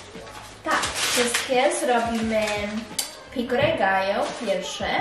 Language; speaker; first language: Polish; early bilingual, heritage; English